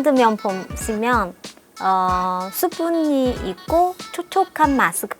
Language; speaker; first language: Korean; non-native, fluent; Chinese